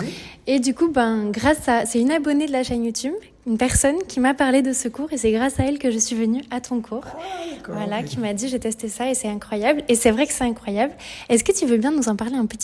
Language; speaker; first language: French; native; French